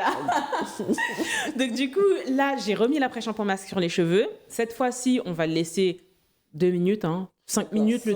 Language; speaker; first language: French; non-native, local second language; Haitian Creole